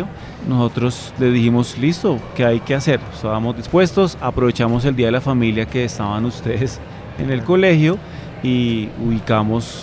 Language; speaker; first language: Spanish; native; Spanish